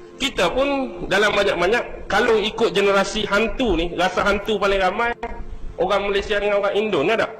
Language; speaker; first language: Malay; native; Malay